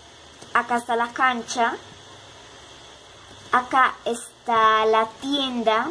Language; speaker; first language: Spanish; native; Spanish